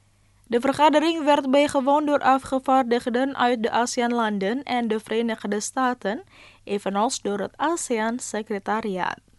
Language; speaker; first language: Dutch; non-native, fluent; Indonesian